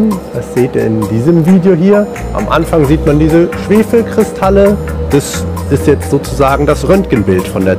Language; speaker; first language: German; native; German